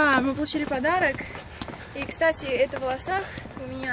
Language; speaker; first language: Russian; native; Russian